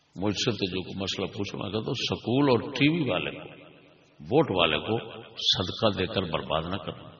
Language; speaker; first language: Urdu; non-native, local second language; Punjabi